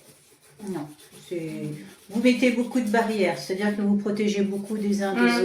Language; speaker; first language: French; native; French